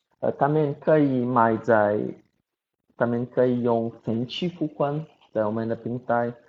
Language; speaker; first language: Chinese; non-native, learner; Portuguese